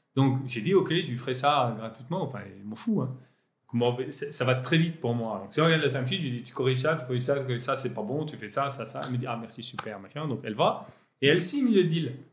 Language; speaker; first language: French; non-native, local second language; Arabic